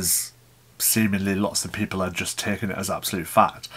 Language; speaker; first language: English; native; English